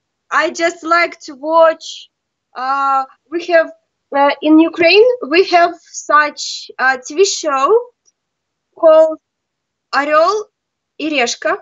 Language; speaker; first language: English; non-native, learner; Russian